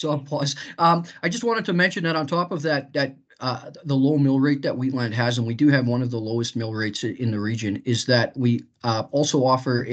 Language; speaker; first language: English; native; English